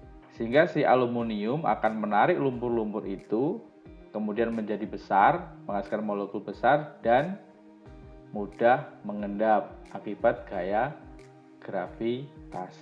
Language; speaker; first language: Indonesian; native; Indonesian